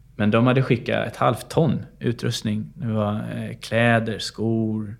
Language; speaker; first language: Swedish; native; Swedish